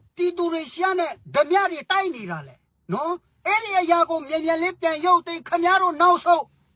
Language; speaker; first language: Burmese; native; Burmese